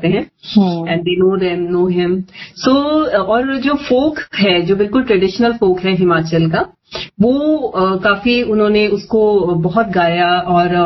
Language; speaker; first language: Hindi; native; Hindi